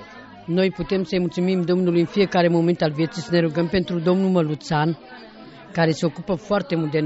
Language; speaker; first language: Romanian; native; Romanian